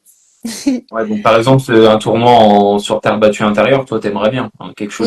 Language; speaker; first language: French; native; French